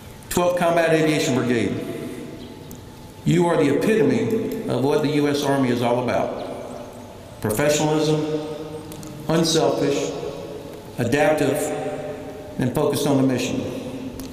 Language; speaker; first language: English; native; English